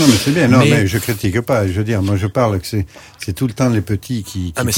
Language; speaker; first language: French; native; French